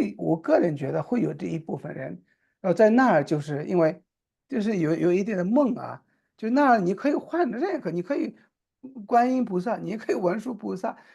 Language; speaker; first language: Chinese; non-native, local second language; Tibetan